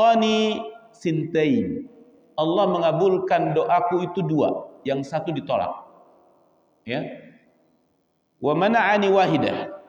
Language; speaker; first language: Indonesian; native; Indonesian